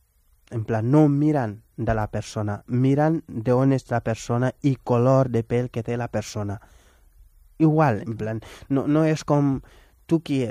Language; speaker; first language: Catalan; non-native, fluent; Wolof